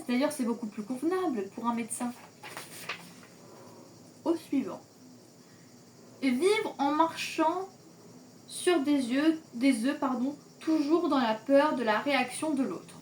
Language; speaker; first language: French; native; French